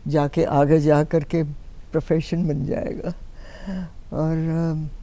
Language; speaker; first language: Hindi; native; Hindi